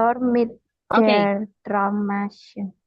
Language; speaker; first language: German; non-native, learner; Indonesian